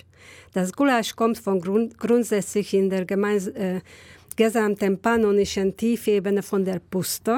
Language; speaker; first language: German; non-native, fluent; Hungarian